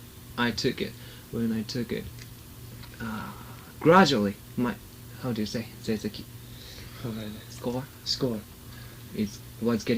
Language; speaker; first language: English; non-native, learner; Japanese